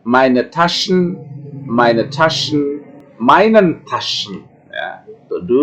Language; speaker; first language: German; non-native, fluent; Indonesian